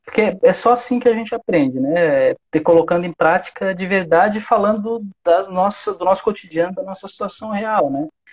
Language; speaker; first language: Portuguese; native; Portuguese